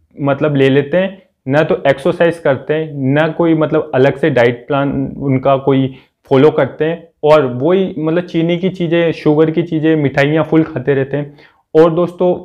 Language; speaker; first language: Hindi; native; Hindi